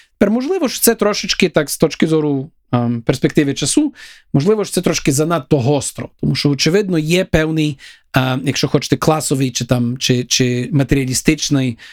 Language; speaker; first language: Ukrainian; early bilingual, heritage; Ukrainian